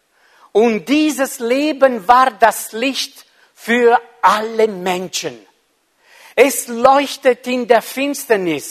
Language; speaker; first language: German; non-native, fluent; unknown